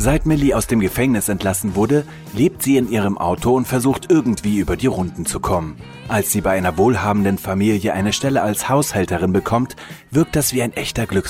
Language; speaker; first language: German; native; German